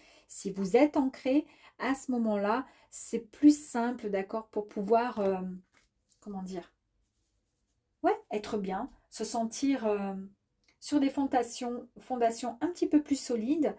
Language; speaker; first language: French; native; French